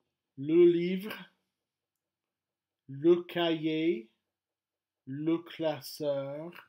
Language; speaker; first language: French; non-native, fluent; English